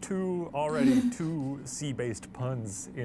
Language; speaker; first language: English; native; English